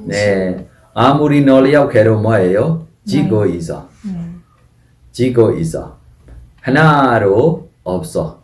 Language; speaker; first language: Korean; non-native, fluent; Burmese